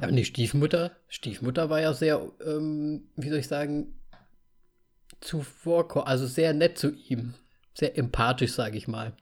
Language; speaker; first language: German; native; German